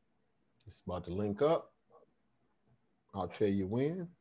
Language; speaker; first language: English; native; English